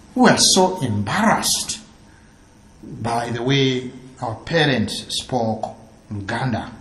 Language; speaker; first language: English; non-native, local second language; Ganda